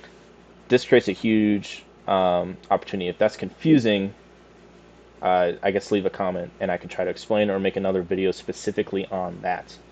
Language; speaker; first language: English; native; English